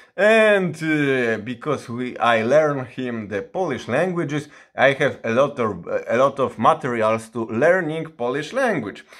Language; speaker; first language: English; non-native, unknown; Polish